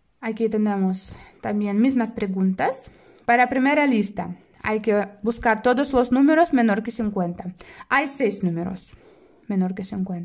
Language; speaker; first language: Spanish; non-native, fluent; Russian